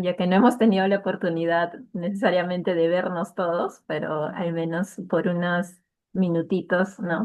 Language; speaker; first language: Spanish; native; Spanish